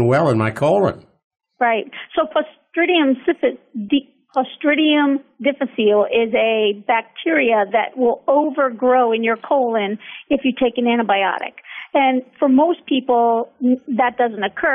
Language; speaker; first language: English; native; English